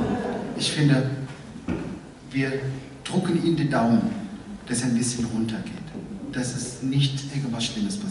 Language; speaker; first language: German; non-native, fluent; Arabic